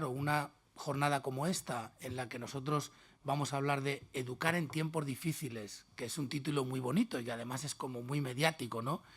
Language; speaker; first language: Spanish; native; Spanish